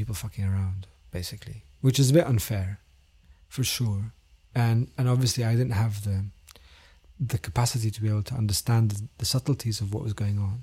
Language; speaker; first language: English; native; English